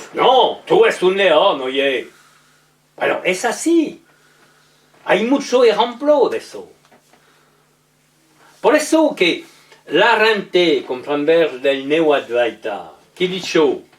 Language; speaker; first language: Spanish; non-native, learner; French